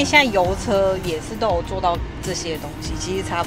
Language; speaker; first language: Chinese; native; Chinese